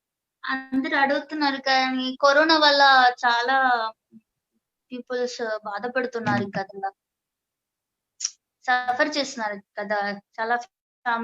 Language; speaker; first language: Telugu; non-native, learner; Malayalam